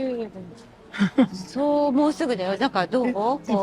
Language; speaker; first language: Japanese; native; Japanese